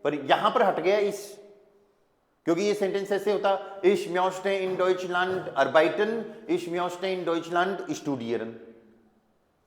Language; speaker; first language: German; non-native, fluent; Hindi